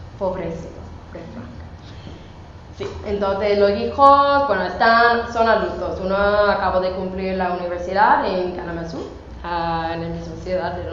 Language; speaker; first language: Spanish; non-native, fluent; English